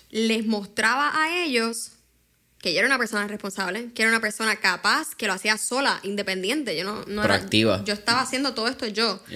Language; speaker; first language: Spanish; native; Spanish